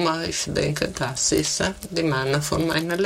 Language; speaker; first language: German; non-native, learner; Italian